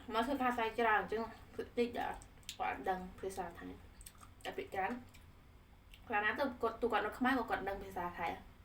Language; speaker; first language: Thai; non-native, local second language; Khmer